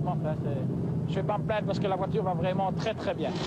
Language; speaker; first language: French; native; French